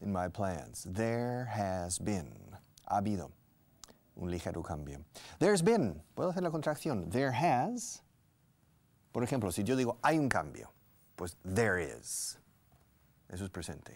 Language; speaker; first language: Spanish; non-native, fluent; English